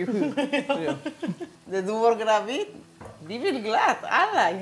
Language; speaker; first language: Swedish; non-native, learner; Spanish